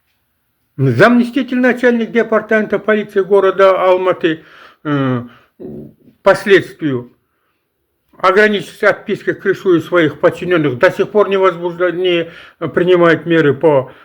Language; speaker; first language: Russian; non-native, local second language; Kazakh